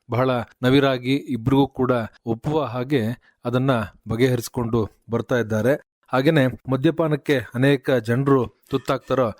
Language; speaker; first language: Kannada; native; Kannada